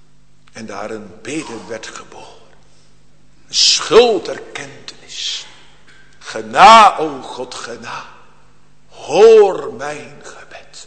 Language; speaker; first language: Dutch; native; Dutch